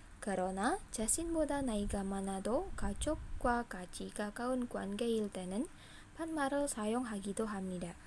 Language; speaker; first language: Korean; non-native, fluent; Indonesian